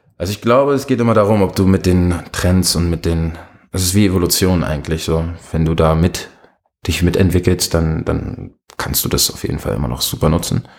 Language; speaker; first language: German; native; German